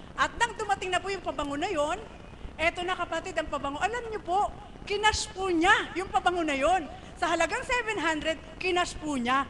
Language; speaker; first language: Filipino; native; Filipino